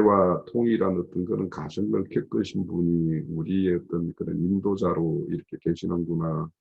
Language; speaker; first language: Korean; native; Korean